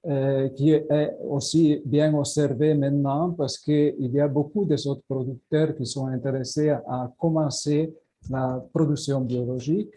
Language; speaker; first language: French; non-native, fluent; Italian